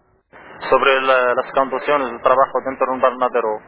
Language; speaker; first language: Spanish; non-native, learner; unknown